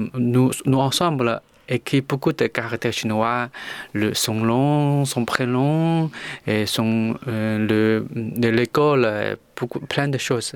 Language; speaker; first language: French; non-native, learner; Chinese